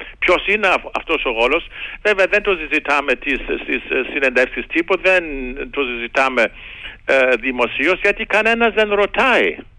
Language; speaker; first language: Greek; non-native, fluent; German